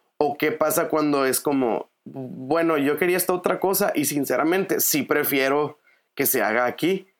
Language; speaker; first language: Spanish; native; Spanish